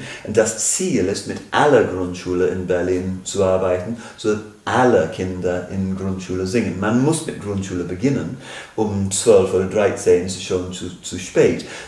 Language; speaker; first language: German; non-native, fluent; English